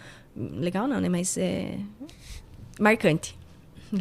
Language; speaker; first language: Portuguese; native; Portuguese